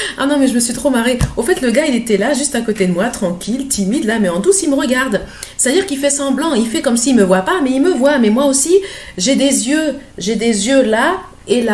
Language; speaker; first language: French; native; French